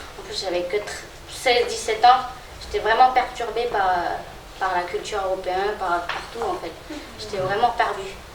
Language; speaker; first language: French; non-native, fluent; Khmer